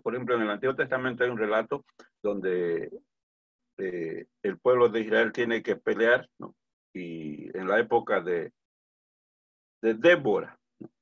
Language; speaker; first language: Spanish; native; Spanish